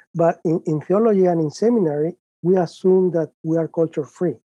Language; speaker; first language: English; non-native, fluent; Spanish